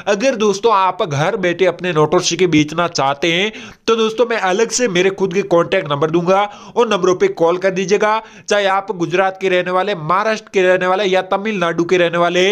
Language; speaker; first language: Hindi; non-native, local second language; Gujarati